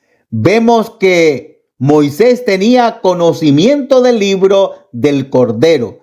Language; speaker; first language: Spanish; native; Spanish